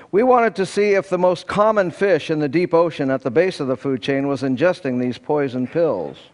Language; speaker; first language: English; native; English